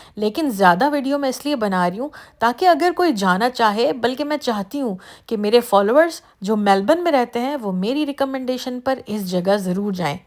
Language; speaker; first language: Urdu; native; Urdu